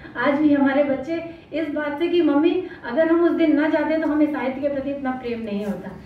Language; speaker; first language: Hindi; native; Hindi